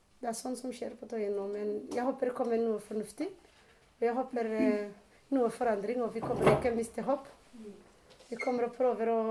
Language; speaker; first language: Norwegian; non-native, learner; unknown